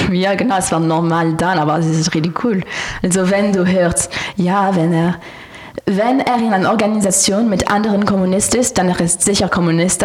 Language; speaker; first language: German; non-native, learner; French